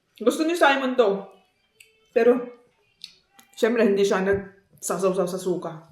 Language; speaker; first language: Filipino; non-native, local second language; Iloko